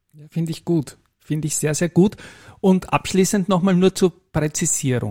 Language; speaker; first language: German; native; German